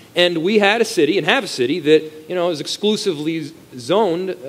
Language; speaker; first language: English; native; English